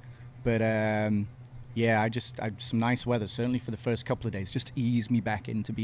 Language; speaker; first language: English; native; English